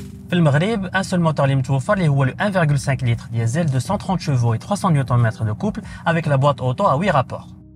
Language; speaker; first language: French; non-native, local second language; Arabic